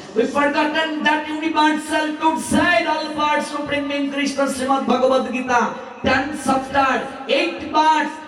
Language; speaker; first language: English; non-native, local second language; Bangla